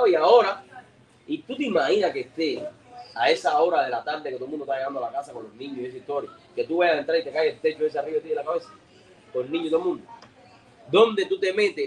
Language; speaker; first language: Spanish; native; Spanish